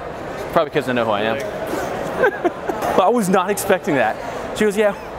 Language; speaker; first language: English; native; English